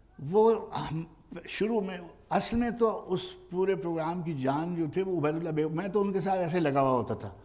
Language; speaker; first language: Urdu; native; Urdu